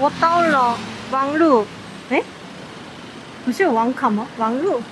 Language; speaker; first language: Chinese; non-native, learner; Korean